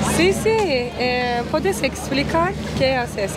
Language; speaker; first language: Spanish; non-native, learner; Turkish